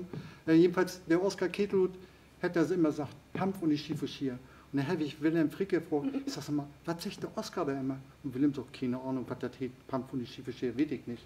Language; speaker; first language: German; native; German